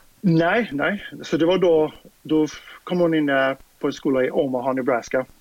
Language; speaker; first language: Swedish; native; Swedish